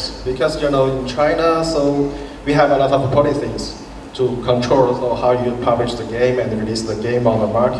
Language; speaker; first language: English; non-native, fluent; Chinese